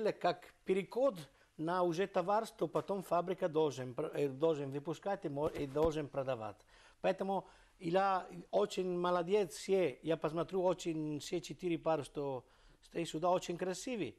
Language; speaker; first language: Russian; non-native, learner; Italian